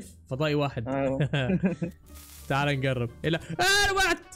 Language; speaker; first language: Arabic; native; Arabic